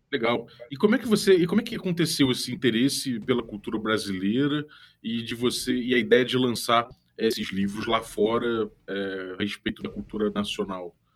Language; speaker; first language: Portuguese; native; Portuguese